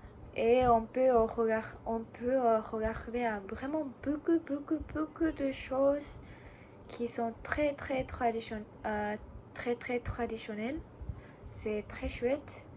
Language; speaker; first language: French; non-native, learner; Japanese